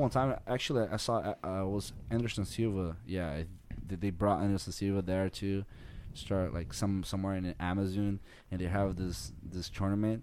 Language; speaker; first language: English; non-native, learner; Portuguese